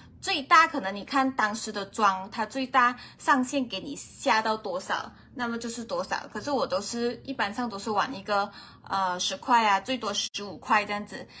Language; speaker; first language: Chinese; native; Chinese